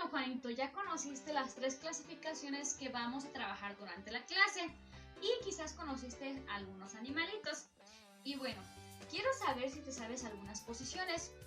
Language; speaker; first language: Spanish; native; Spanish